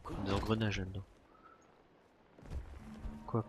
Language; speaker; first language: French; native; French